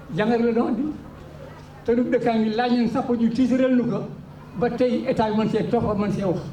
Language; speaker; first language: Wolof; native; Wolof